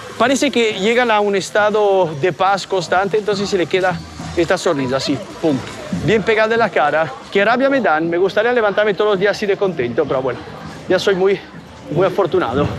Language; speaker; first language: Spanish; non-native, fluent; Italian